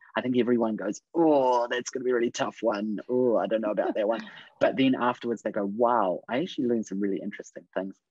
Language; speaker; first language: English; native; English